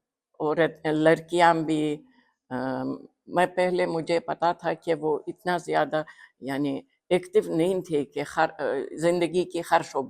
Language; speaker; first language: Hindi; non-native, fluent; Uzbek